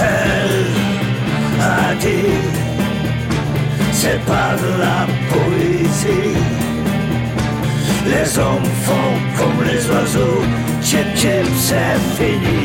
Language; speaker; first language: French; non-native, local second language; Dutch